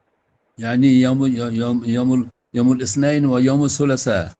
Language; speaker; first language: Arabic; non-native, learner; Bangla